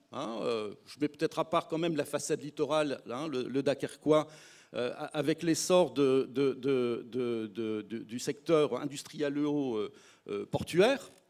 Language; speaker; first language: French; native; French